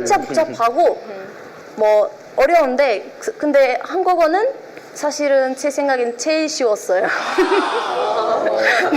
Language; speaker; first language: Korean; non-native, fluent; Arabic